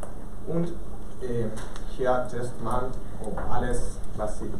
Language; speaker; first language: German; non-native, learner; Spanish